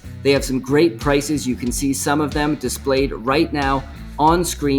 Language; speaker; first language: English; native; English